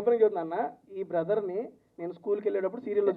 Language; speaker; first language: Telugu; native; Telugu